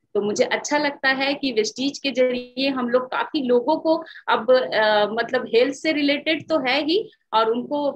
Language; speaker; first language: Hindi; native; Hindi